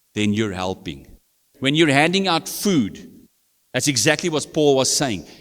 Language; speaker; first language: English; non-native, local second language; Afrikaans